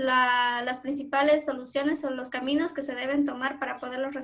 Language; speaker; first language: Spanish; native; Spanish